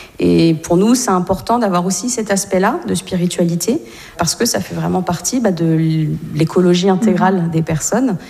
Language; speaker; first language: French; native; French